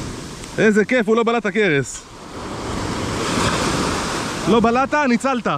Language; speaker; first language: Hebrew; native; Hebrew